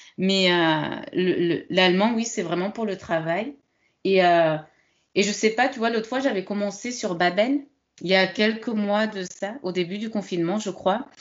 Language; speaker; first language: French; early bilingual, other home language; Spanish